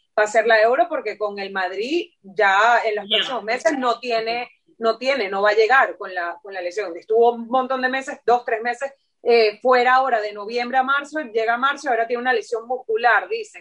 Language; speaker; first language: Spanish; native; Spanish